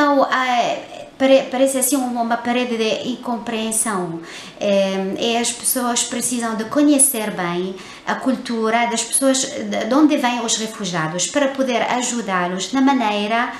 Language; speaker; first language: Portuguese; non-native, fluent; Arabic